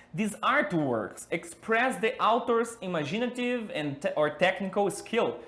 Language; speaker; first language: English; non-native, fluent; Portuguese